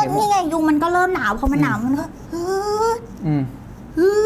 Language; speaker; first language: Thai; early bilingual, other home language; Korean